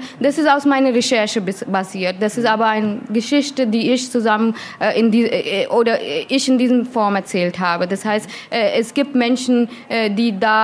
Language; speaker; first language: German; non-native, learner; Hindi